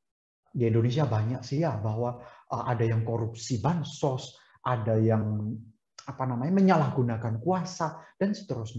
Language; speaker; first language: Indonesian; native; Indonesian